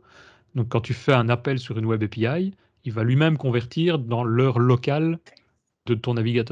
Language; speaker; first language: French; native; French